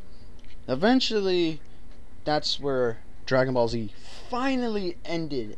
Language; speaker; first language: English; native; English